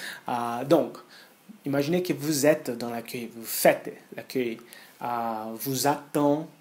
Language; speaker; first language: French; non-native, fluent; Portuguese